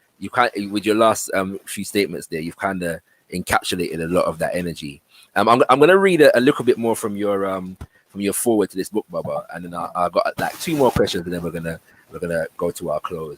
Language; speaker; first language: English; native; English